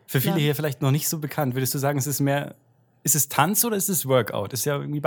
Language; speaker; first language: German; native; German